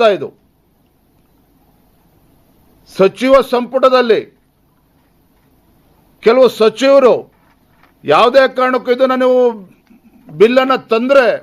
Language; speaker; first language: Kannada; native; Kannada